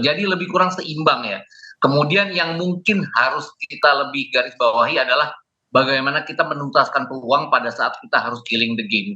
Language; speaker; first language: Indonesian; native; Indonesian